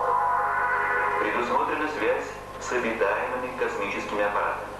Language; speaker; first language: Russian; native; Russian